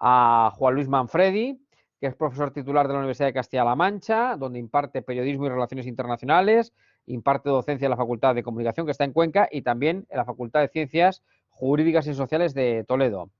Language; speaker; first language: Spanish; native; Spanish